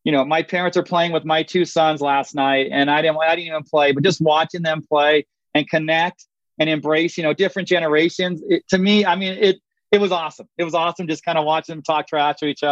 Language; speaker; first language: English; native; English